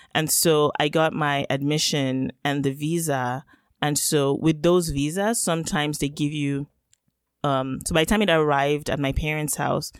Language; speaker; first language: English; non-native, local second language; Yoruba